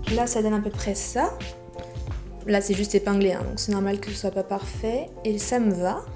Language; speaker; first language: French; native; French